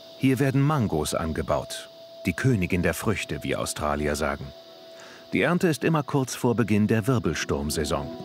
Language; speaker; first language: German; native; German